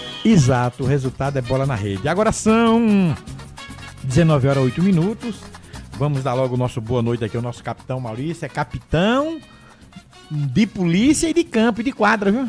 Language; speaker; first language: Portuguese; native; Portuguese